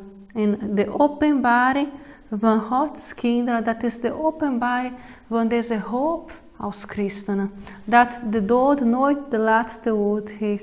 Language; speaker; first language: Dutch; non-native, fluent; Portuguese